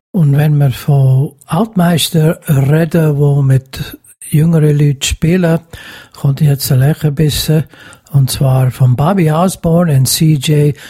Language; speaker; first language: German; native; German